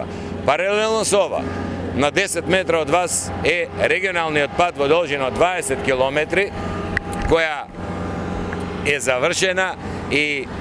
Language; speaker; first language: Macedonian; native; Macedonian